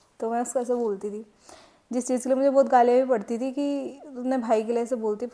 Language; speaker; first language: Hindi; native; Hindi